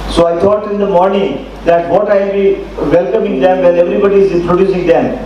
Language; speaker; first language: English; non-native, local second language; Hindi